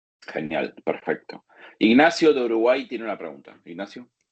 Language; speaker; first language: Spanish; native; Spanish